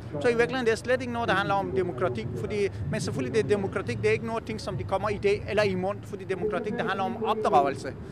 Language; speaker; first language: Danish; non-native, fluent; Persian